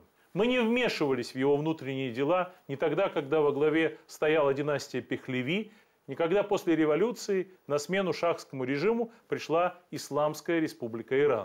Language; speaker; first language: Russian; native; Russian